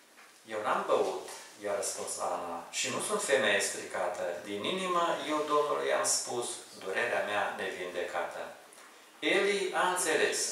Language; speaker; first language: Romanian; native; Romanian